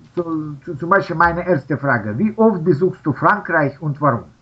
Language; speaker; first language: German; non-native, learner; Russian